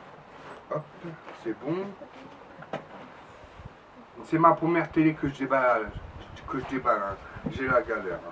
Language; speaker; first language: French; native; French